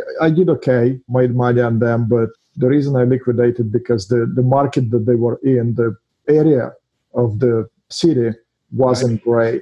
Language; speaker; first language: English; non-native, fluent; Russian